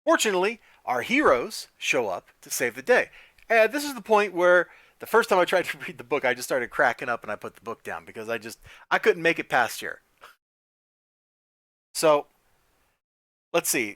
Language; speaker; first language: English; native; English